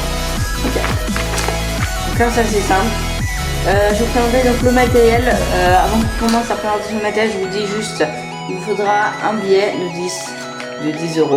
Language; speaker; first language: French; native; French